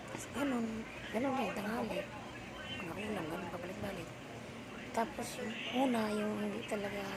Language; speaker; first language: Filipino; non-native, local second language; Cebuano